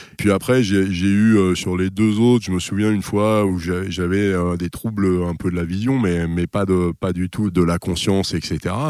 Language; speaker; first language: French; native; French